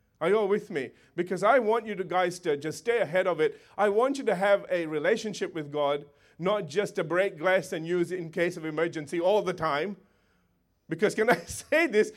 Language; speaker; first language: English; native; English